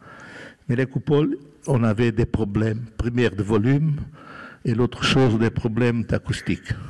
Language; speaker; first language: French; non-native, fluent; Portuguese